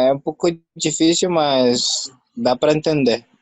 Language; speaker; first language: Portuguese; non-native, learner; Spanish